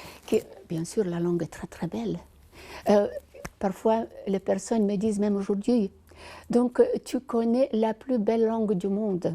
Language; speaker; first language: French; non-native, fluent; Lithuanian